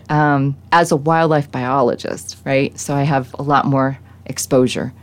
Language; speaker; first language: English; native; English